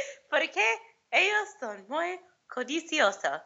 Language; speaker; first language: Spanish; non-native, learner; English